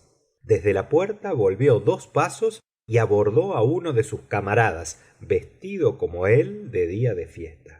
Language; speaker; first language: Spanish; native; Spanish